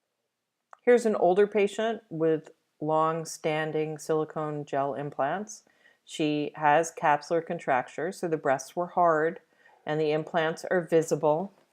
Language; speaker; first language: English; native; English